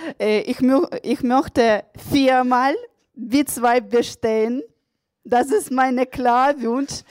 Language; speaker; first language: German; non-native, learner; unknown